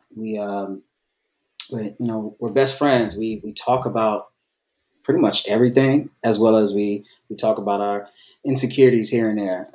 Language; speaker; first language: English; native; English